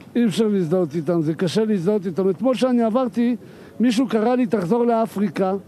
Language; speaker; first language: Hebrew; native; Hebrew